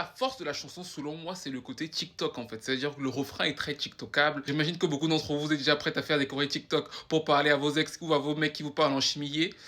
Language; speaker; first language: French; native; French